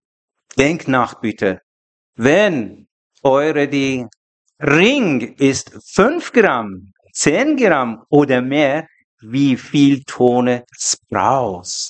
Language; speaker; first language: German; non-native, learner; Persian